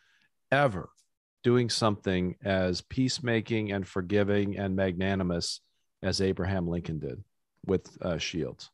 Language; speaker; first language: English; native; English